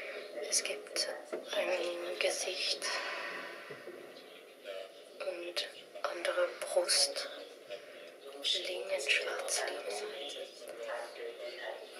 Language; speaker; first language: German; non-native, learner; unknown